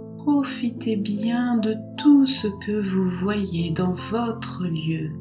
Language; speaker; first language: French; native; French